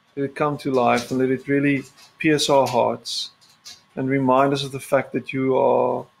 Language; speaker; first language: English; non-native, local second language; Afrikaans